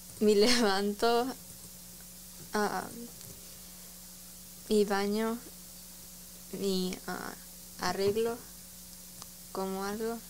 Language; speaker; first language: Spanish; early bilingual, heritage; Spanish